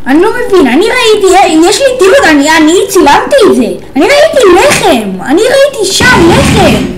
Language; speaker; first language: Hebrew; native; Hebrew